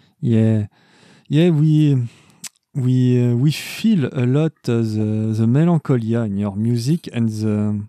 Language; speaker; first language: English; non-native, learner; French